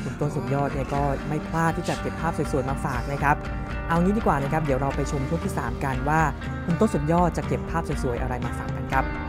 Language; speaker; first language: Thai; native; Thai